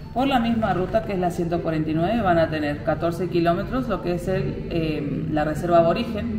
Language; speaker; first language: Spanish; native; Spanish